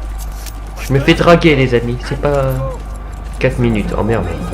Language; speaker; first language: French; native; French